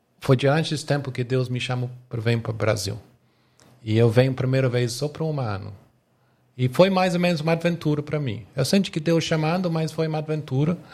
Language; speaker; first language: Portuguese; non-native, fluent; English